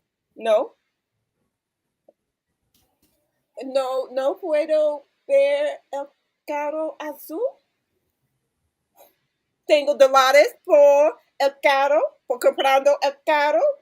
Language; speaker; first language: Spanish; non-native, learner; English